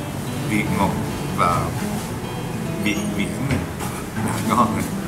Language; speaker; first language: Vietnamese; non-native, learner; Japanese